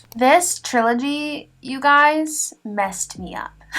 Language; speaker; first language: English; native; English